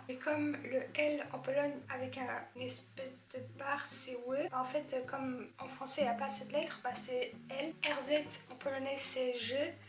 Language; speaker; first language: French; early bilingual, other home language; Polish